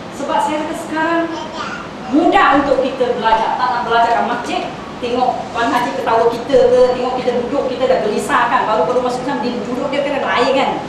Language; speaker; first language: Malay; non-native, local second language; Chinese